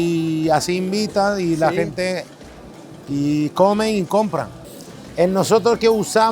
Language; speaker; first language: Spanish; non-native, learner; Turkish